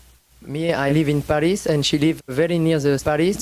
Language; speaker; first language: English; non-native, learner; French